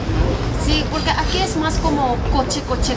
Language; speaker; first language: Spanish; non-native, learner; Korean